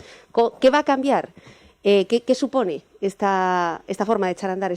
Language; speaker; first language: Spanish; native; Spanish